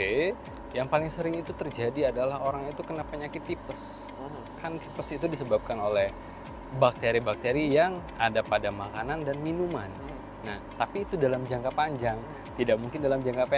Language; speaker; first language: Indonesian; native; Indonesian